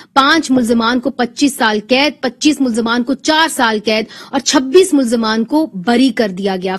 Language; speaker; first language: Urdu; native; Urdu